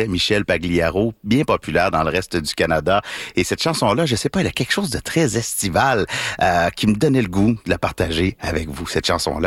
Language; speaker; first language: French; native; French